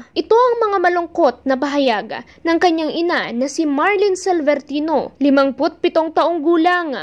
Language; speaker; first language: Filipino; native; Filipino